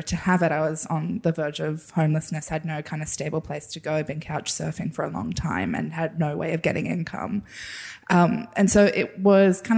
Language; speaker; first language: English; native; English